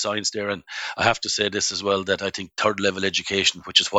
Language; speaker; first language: English; native; English